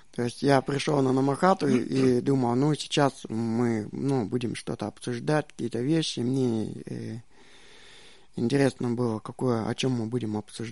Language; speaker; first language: Czech; non-native, learner; Russian